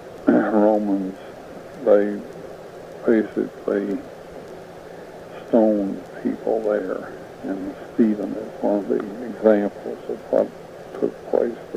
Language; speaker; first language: English; native; English